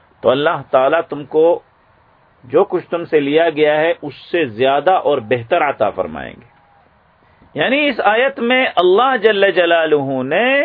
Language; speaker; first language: Urdu; native; Urdu